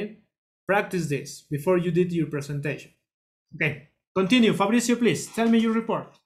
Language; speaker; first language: English; non-native, learner; Spanish